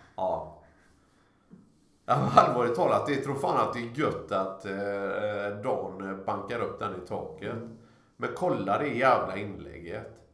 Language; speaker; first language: Swedish; native; Swedish